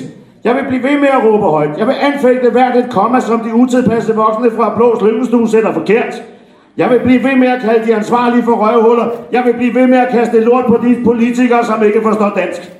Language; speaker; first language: Danish; native; Danish